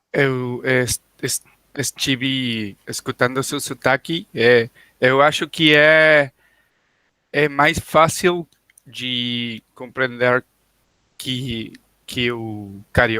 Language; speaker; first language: Portuguese; non-native, learner; Spanish